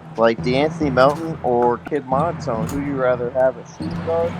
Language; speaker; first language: English; native; English